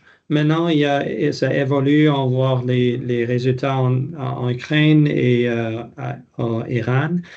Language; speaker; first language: French; non-native, local second language; English